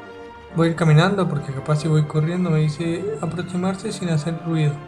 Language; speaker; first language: Spanish; native; Spanish